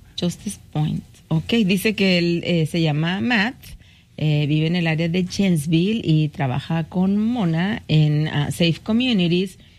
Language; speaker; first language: Spanish; native; Spanish